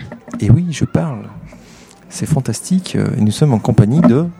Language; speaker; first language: French; native; French